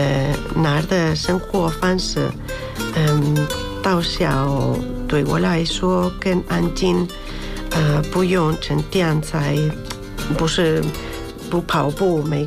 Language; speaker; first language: Chinese; non-native, fluent; Spanish